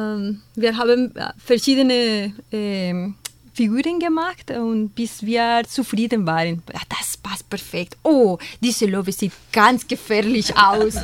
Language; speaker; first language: German; non-native, fluent; Spanish